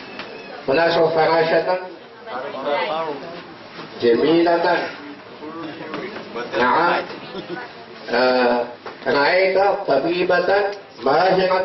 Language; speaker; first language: Arabic; non-native, fluent; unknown